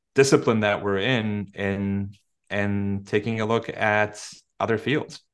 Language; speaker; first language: English; non-native, fluent; Turkish